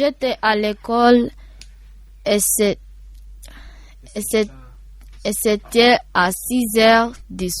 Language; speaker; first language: French; non-native, learner; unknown